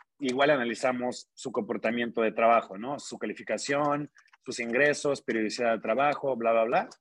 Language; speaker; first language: Spanish; non-native, fluent; Russian